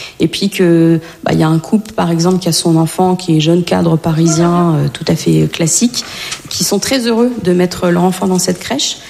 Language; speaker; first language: French; native; French